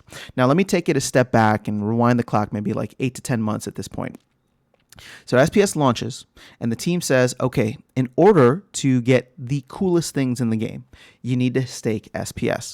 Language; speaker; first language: English; native; English